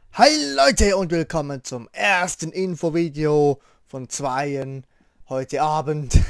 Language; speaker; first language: German; native; German